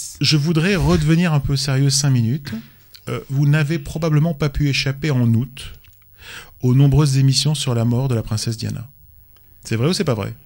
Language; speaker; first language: French; native; French